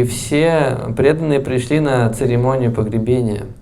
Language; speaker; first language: Russian; native; Russian